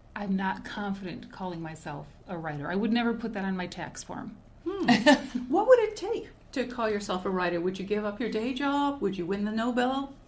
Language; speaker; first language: English; native; English